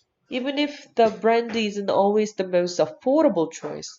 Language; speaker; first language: English; non-native, fluent; Korean